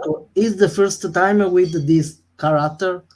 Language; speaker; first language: English; non-native, learner; Italian